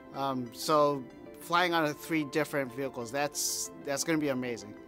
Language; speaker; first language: English; non-native, fluent; Japanese